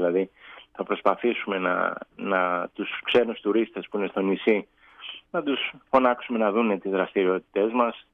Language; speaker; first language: Greek; early bilingual, other home language; English